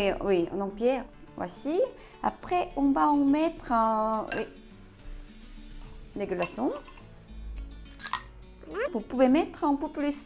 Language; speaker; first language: French; non-native, learner; Korean